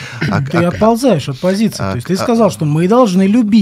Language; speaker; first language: Russian; native; Russian